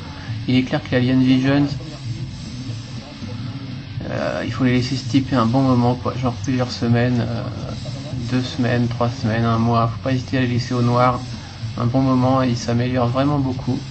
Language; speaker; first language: French; native; French